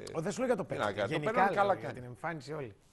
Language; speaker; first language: Greek; native; Greek